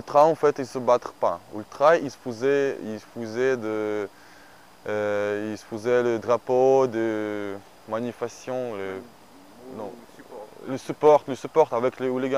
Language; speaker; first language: French; non-native, learner; Ukrainian